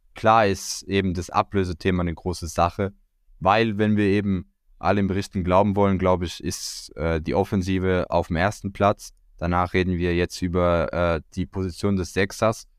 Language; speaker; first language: German; early bilingual, other home language; Croatian